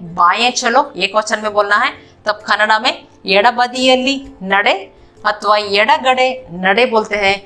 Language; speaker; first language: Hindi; non-native, local second language; Kannada